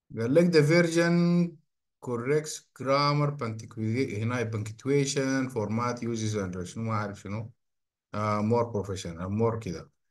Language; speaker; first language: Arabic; native; Arabic